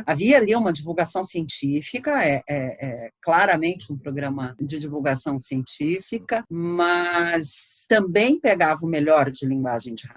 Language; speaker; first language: Portuguese; native; Portuguese